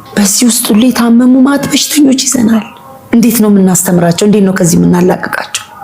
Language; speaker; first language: Amharic; native; Amharic